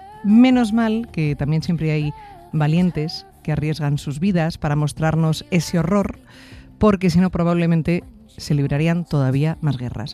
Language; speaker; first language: Spanish; native; Spanish